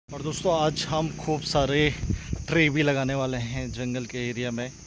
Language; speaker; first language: Hindi; native; Hindi